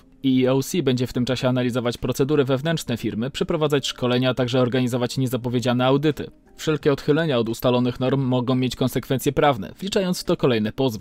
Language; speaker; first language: Polish; native; Polish